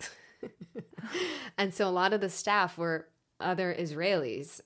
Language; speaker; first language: English; non-native, fluent; Hebrew